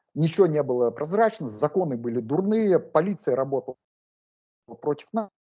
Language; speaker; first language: Russian; non-native, local second language; Kazakh